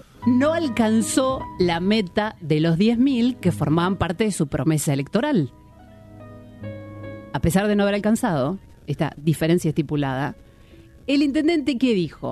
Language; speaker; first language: Spanish; native; Spanish